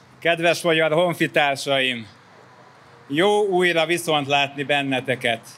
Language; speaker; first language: Hungarian; native; Hungarian